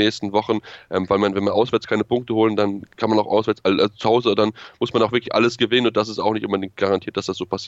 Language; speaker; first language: German; native; German